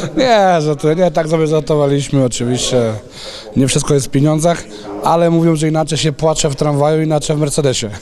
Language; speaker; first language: Polish; non-native, fluent; Serbian